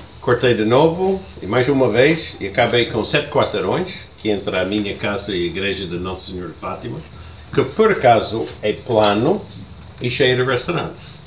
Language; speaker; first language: Portuguese; non-native, learner; English